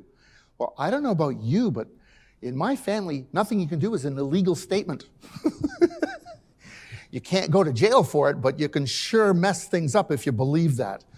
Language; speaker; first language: English; native; English